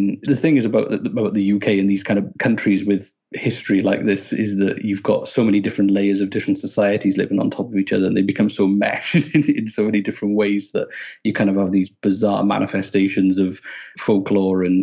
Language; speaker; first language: English; native; English